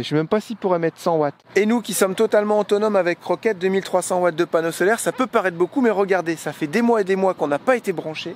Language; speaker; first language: French; native; French